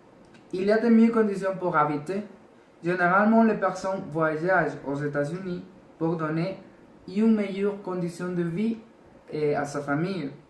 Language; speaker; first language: French; non-native, learner; Spanish